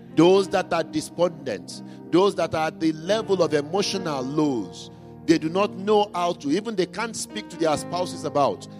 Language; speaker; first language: English; non-native, local second language; Igbo